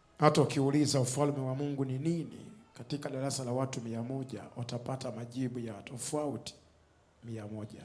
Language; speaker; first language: Swahili; non-native, fluent; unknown